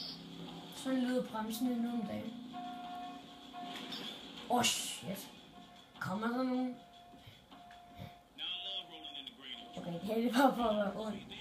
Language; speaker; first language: Danish; native; Danish